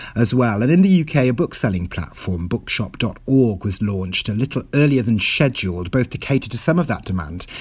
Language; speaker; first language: English; non-native, local second language; Welsh